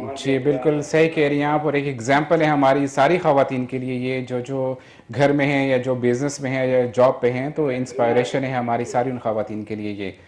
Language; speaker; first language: Urdu; non-native, local second language; Northern Hindko